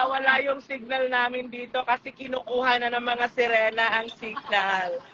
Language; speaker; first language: Filipino; non-native, local second language; Cebuano